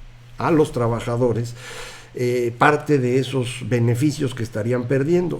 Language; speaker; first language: Spanish; native; Spanish